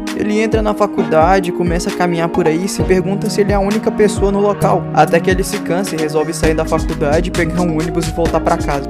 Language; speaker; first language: Portuguese; native; Portuguese